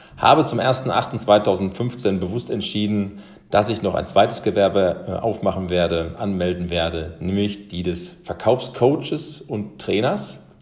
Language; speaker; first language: German; early bilingual, other home language; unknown